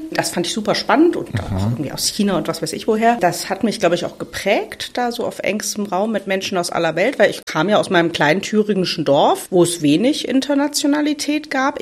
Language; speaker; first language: German; native; German